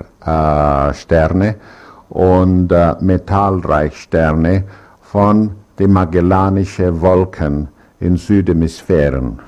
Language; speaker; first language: German; non-native, learner; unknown